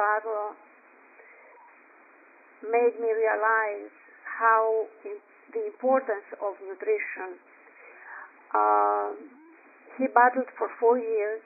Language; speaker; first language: English; non-native, fluent; Greek